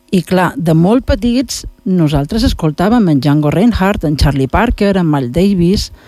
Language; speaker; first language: Catalan; native; Catalan